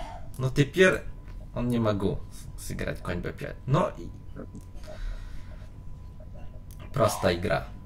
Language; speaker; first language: Russian; non-native, learner; Polish